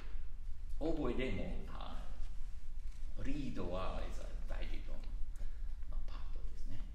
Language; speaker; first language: Japanese; non-native, learner; Italian